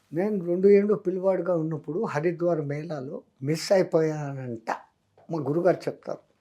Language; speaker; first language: Telugu; non-native, local second language; Hindi